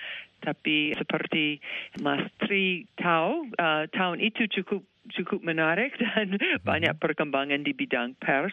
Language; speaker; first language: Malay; non-native, fluent; English